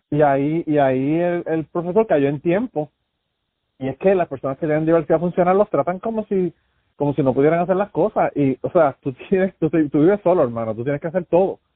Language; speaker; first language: Spanish; native; Spanish